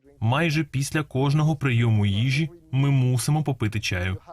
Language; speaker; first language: Ukrainian; non-native, learner; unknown